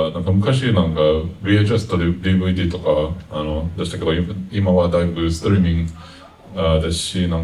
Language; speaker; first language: Japanese; non-native, fluent; English